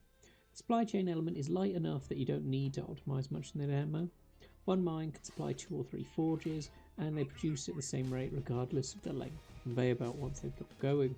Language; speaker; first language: English; native; English